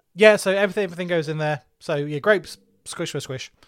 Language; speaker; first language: English; native; English